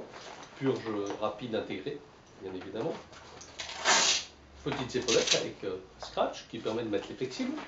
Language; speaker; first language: French; native; French